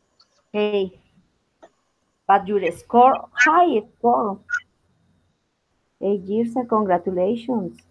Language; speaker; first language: English; non-native, learner; Spanish